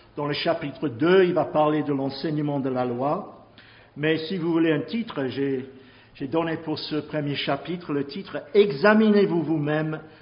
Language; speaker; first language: French; non-native, fluent; English